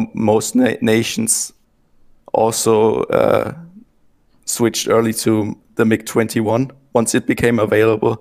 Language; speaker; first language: English; non-native, fluent; German